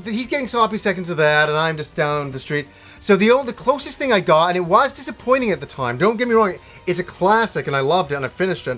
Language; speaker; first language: English; native; English